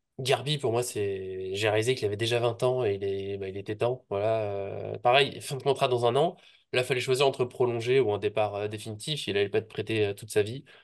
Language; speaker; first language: French; native; French